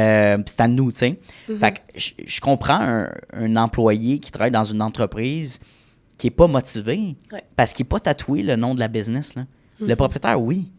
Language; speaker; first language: French; native; French